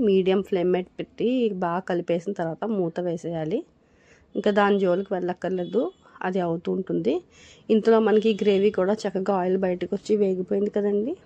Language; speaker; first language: Telugu; non-native, local second language; Urdu